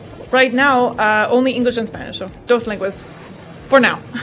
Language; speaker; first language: English; native; English